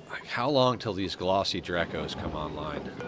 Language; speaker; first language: English; native; English